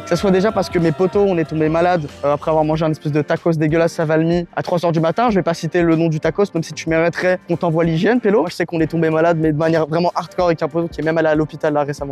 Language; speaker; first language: French; native; French